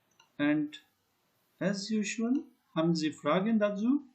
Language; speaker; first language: German; non-native, learner; Hindi